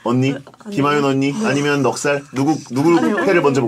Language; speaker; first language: Korean; native; Korean